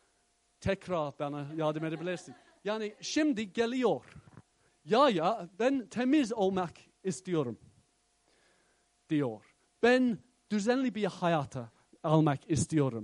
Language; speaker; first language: Turkish; non-native, fluent; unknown